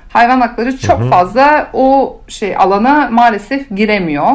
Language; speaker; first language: Turkish; early bilingual, heritage; Turkish